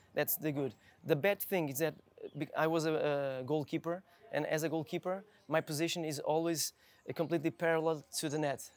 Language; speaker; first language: English; non-native, fluent; Portuguese